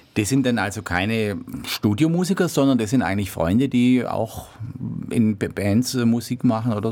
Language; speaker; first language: German; native; German